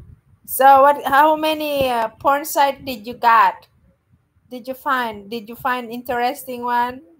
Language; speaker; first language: English; non-native, local second language; Filipino